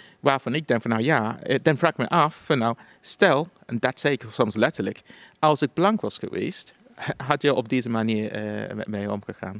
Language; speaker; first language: Dutch; non-native, fluent; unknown